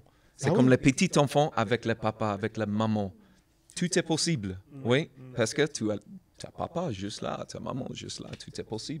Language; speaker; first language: French; non-native, learner; English